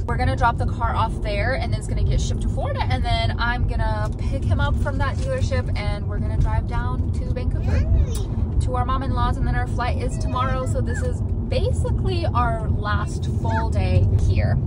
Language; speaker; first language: English; early bilingual, other home language; Russian